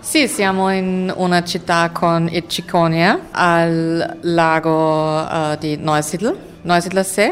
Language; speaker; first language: Italian; non-native, learner; German